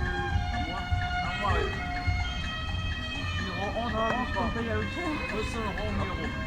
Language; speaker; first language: French; non-native, learner; Arabic